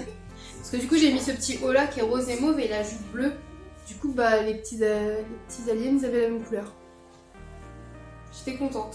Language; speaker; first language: French; native; French